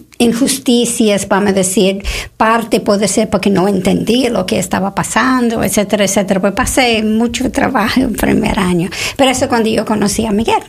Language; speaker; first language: Spanish; non-native, fluent; English